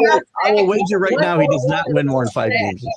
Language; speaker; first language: English; native; English